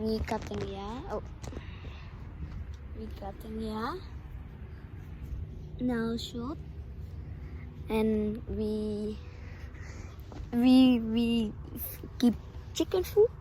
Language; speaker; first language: English; non-native, learner; Thai